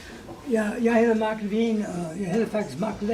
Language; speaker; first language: Danish; non-native, fluent; English